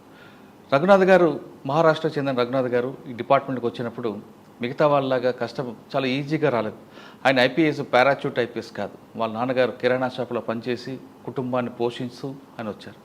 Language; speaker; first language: Telugu; native; Telugu